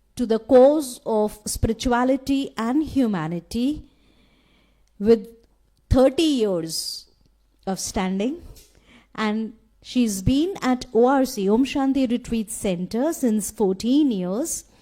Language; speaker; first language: English; non-native, local second language; Hindi